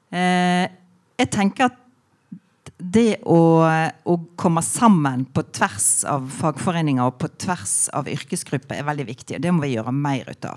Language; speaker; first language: Norwegian; native; Norwegian